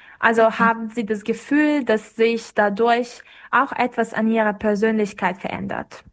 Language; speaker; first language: German; non-native, fluent; Serbian